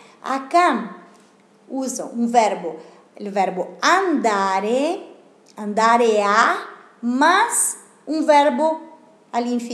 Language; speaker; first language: Spanish; non-native, fluent; Portuguese